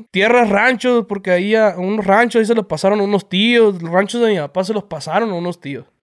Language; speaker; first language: Spanish; native; Spanish